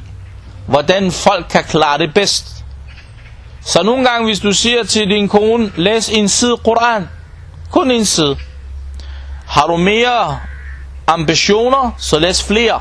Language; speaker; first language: Danish; non-native, local second language; Arabic